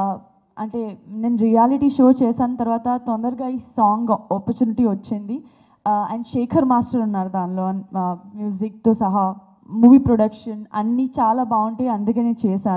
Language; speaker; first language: Telugu; non-native, fluent; Gujarati